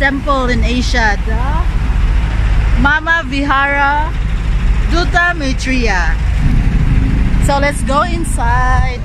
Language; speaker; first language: English; non-native, local second language; Filipino